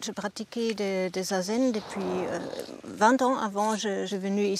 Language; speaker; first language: French; non-native, learner; German